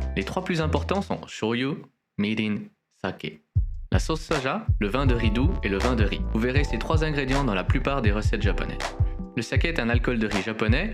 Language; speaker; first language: French; native; French